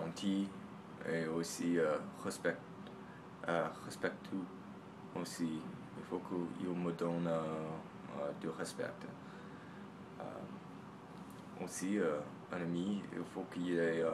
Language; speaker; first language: French; non-native, learner; English